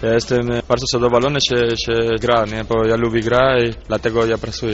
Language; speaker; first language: Polish; non-native, learner; Spanish